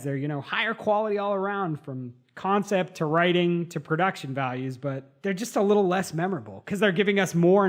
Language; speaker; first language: English; native; English